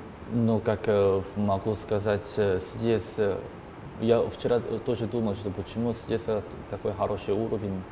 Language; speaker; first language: Russian; non-native, learner; Korean